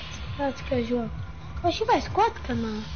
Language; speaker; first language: German; non-native, learner; Portuguese